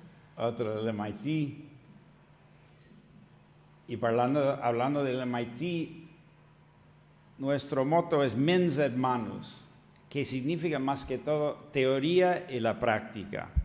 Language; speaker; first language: Spanish; non-native, fluent; English